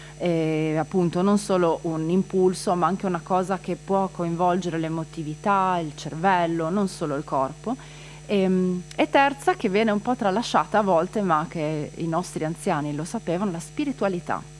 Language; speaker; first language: Italian; non-native, local second language; Friulian